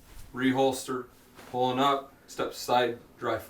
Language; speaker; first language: English; native; English